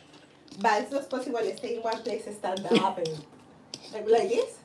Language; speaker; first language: English; non-native, learner; Spanish